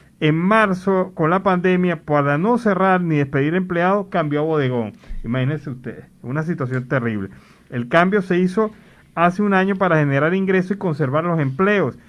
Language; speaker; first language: Spanish; native; Spanish